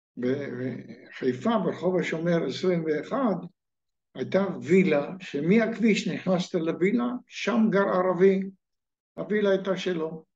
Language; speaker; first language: Hebrew; native; Hebrew